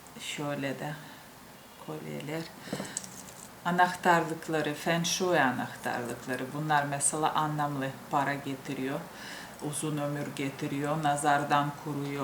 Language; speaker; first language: Turkish; non-native, fluent; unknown